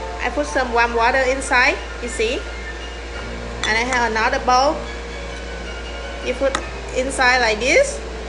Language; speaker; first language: English; non-native, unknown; Vietnamese